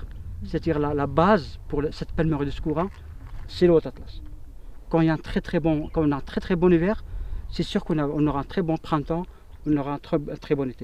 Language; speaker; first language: French; non-native, local second language; Arabic